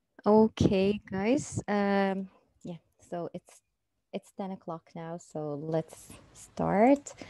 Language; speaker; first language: English; non-native, fluent; Arabic